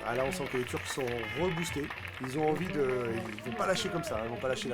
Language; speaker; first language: French; native; French